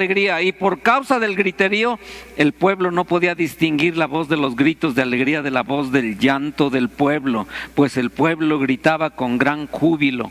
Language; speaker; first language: Spanish; native; Spanish